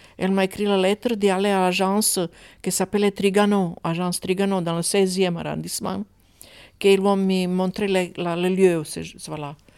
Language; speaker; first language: French; non-native, fluent; Croatian